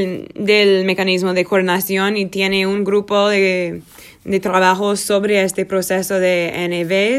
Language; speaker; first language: Spanish; non-native, learner; Portuguese